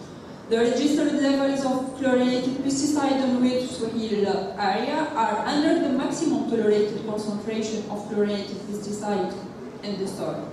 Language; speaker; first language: English; non-native, local second language; Arabic